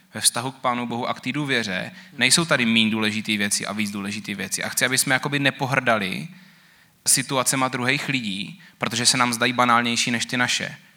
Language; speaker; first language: Czech; native; Czech